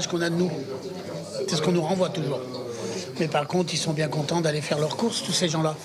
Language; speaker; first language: French; native; French